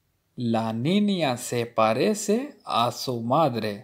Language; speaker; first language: Spanish; non-native, fluent; Urdu